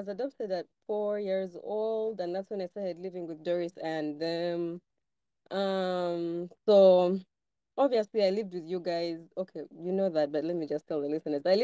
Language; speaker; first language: English; non-native, local second language; Ganda